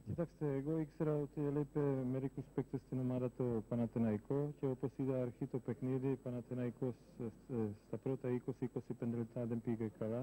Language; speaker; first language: Greek; non-native, fluent; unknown